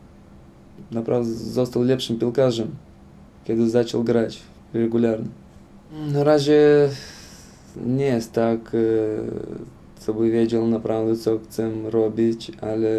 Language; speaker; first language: Polish; non-native, fluent; Lithuanian